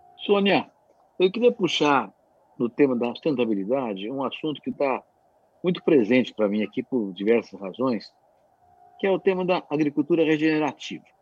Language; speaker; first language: Portuguese; native; Portuguese